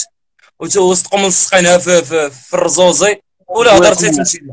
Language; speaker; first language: Arabic; native; Arabic